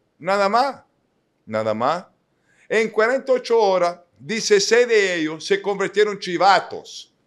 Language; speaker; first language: Spanish; non-native, fluent; English